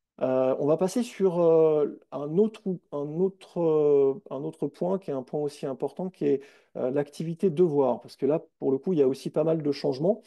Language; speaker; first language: French; native; French